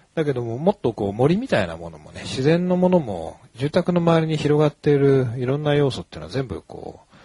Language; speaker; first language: Japanese; native; Japanese